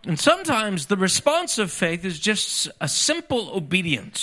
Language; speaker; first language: English; native; English